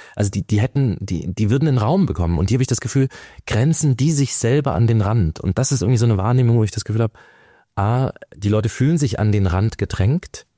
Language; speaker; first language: German; native; German